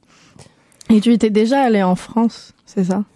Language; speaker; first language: French; native; French